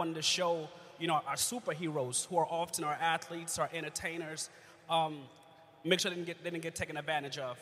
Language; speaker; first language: English; non-native, local second language; Ganda